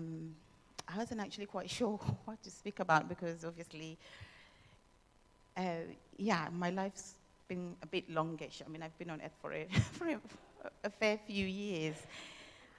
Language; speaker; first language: English; non-native, local second language; Shona